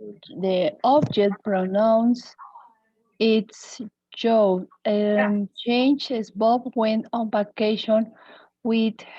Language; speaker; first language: English; non-native, learner; Spanish